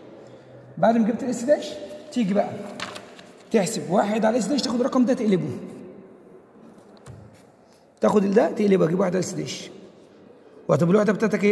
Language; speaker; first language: Arabic; native; Arabic